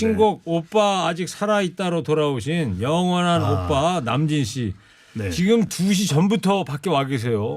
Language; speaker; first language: Korean; native; Korean